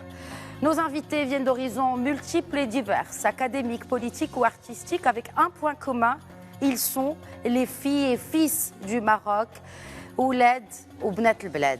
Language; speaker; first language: French; non-native, local second language; Arabic